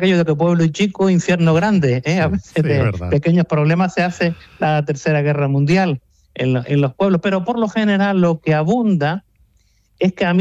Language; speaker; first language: Spanish; native; Spanish